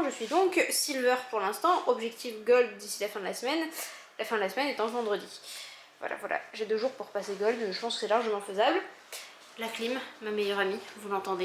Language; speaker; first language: French; native; French